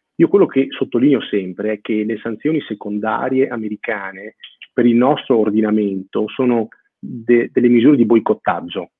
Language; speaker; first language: Italian; native; Italian